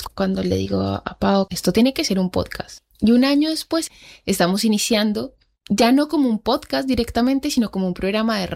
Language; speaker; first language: Spanish; native; Spanish